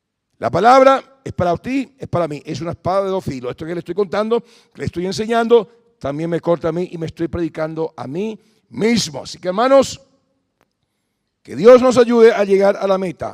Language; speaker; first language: Spanish; native; Spanish